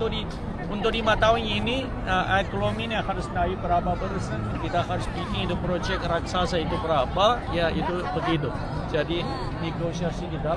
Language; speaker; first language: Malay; non-native, fluent; Chinese